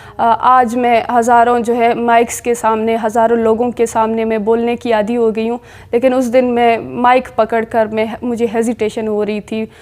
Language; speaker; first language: Urdu; non-native, local second language; Baluchi